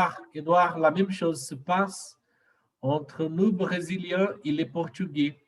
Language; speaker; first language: French; non-native, learner; Portuguese